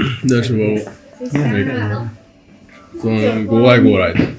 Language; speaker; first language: Chinese; non-native, learner; Japanese